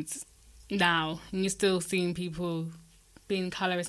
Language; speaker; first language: English; native; English